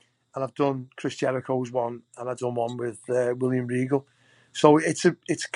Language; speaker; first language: English; native; English